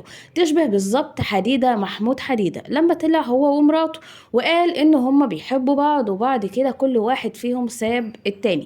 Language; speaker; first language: Arabic; native; Arabic